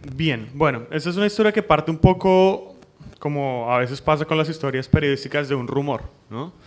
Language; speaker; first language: Spanish; native; Spanish